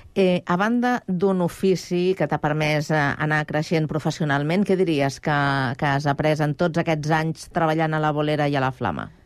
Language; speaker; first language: Catalan; native; Catalan